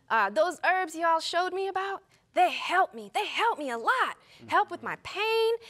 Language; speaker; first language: English; native; English